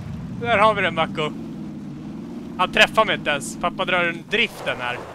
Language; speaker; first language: Swedish; native; Swedish